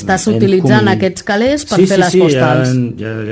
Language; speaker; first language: Catalan; native; Catalan